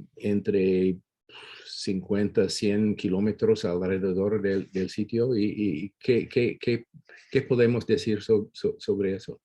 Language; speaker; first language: Spanish; non-native, fluent; English